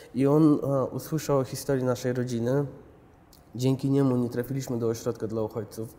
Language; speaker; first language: Polish; early bilingual, other home language; Chechen